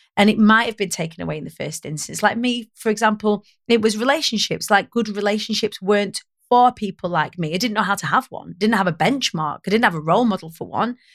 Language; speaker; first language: English; native; English